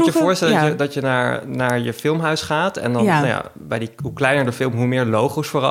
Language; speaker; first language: Dutch; native; Dutch